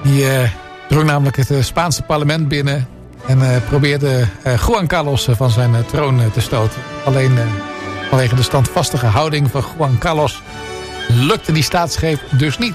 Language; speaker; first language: Dutch; native; Dutch